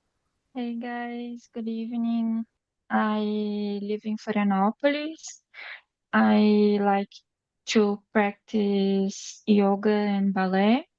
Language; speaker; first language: English; non-native, learner; Portuguese